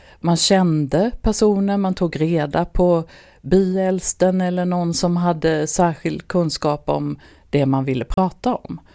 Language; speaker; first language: Swedish; native; Swedish